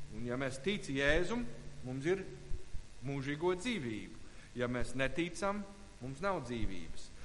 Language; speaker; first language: Latvian; non-native, fluent; English